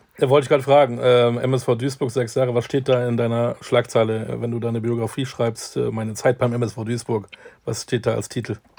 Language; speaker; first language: German; native; German